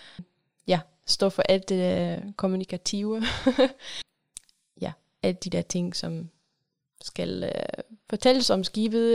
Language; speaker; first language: Danish; non-native, fluent; German